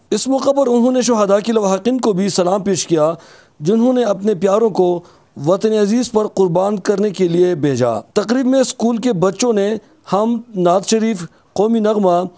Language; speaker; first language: Urdu; non-native, local second language; Khowar